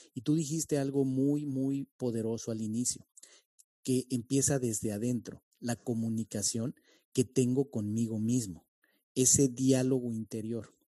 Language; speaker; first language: Spanish; native; Spanish